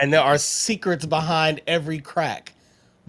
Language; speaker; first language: English; native; English